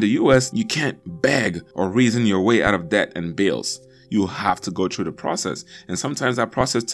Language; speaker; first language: English; non-native, local second language; Igbo